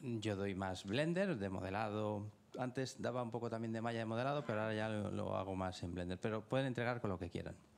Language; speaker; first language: Spanish; native; Spanish